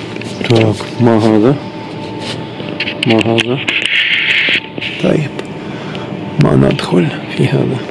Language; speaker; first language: Arabic; non-native, fluent; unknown